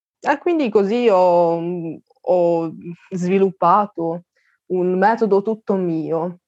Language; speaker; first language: Italian; non-native, fluent; Russian